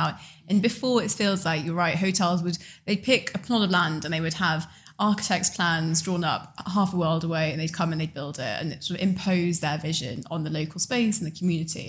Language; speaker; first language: English; native; English